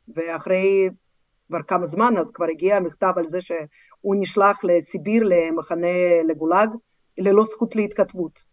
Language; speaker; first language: Hebrew; non-native, fluent; Russian